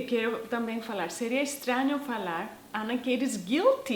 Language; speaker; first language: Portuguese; non-native, fluent; English